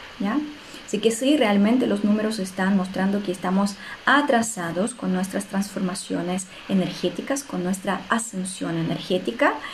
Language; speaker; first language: Spanish; non-native, fluent; Russian